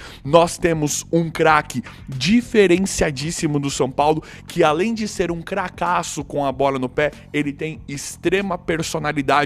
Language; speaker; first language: Portuguese; native; Portuguese